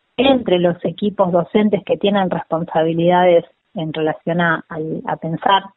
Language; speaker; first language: Spanish; native; Spanish